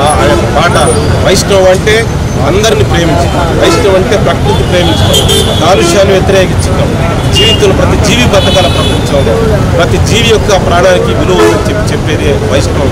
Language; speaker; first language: Telugu; native; Telugu